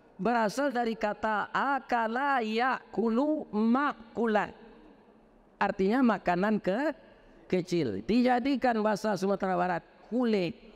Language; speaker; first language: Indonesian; non-native, local second language; Minangkabau